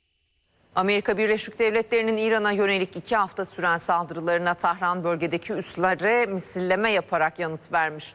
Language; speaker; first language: Turkish; native; Turkish